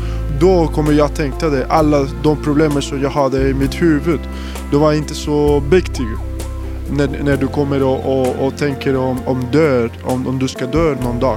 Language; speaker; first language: Swedish; non-native, learner; Spanish